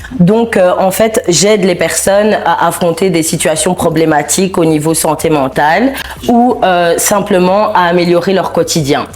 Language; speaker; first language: French; native; French